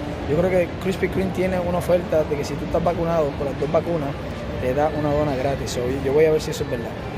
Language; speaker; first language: Spanish; native; Spanish